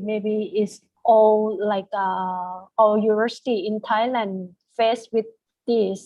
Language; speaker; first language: English; non-native, fluent; Thai